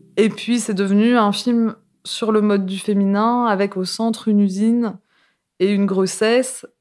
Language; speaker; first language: French; native; French